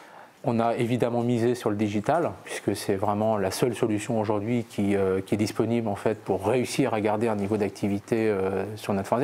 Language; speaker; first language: French; native; French